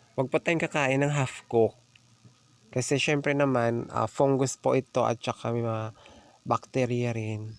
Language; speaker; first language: Filipino; non-native, local second language; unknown